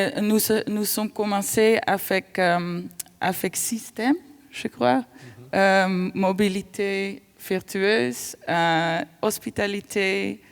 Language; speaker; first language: French; non-native, fluent; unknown